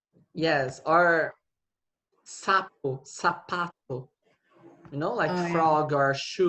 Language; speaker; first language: English; non-native, fluent; Portuguese